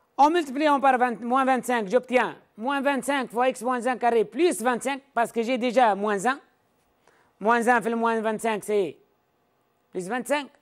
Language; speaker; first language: French; non-native, local second language; Arabic